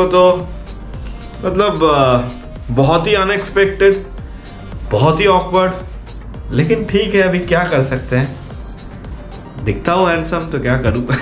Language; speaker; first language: Hindi; non-native, local second language; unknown